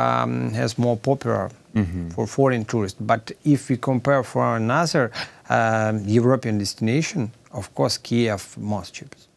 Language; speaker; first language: English; non-native, learner; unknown